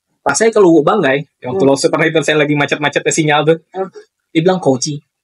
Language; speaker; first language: Indonesian; native; Indonesian